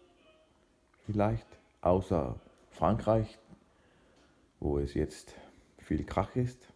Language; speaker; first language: German; non-native, fluent; Danish